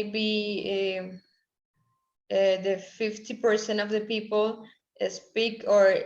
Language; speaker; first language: English; non-native, learner; Spanish